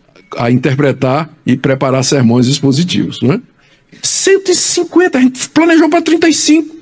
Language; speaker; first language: Portuguese; native; Portuguese